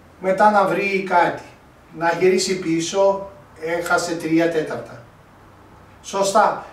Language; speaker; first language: Greek; non-native, fluent; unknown